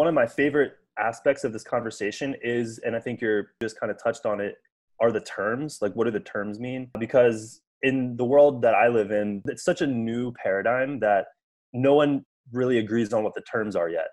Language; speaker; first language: English; native; English